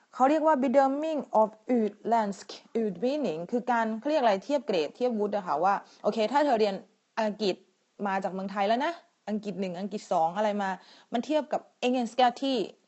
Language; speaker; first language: Thai; native; Thai